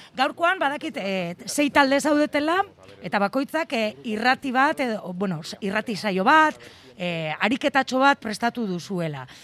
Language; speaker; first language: Basque; native; Basque